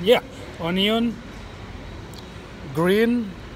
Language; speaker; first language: English; non-native, learner; Indonesian